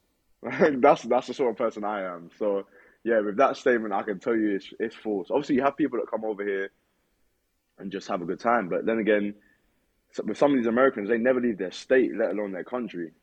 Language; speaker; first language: English; native; English